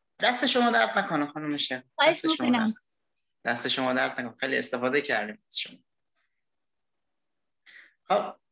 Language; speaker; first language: Persian; non-native, fluent; Indonesian